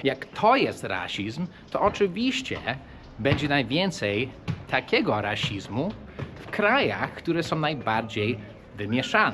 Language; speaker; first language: Polish; early bilingual, heritage; English